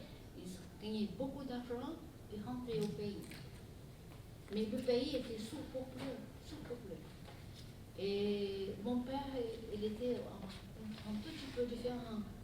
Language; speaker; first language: French; non-native, fluent; Portuguese